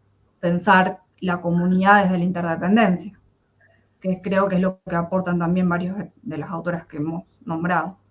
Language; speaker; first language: Spanish; native; Spanish